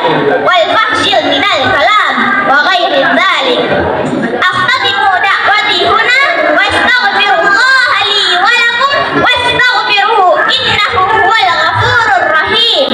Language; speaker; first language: Arabic; non-native, learner; Indonesian